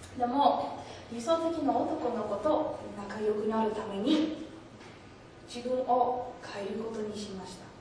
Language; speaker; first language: Japanese; non-native, learner; English